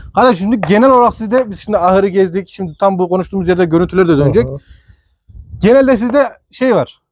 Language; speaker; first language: Turkish; native; Turkish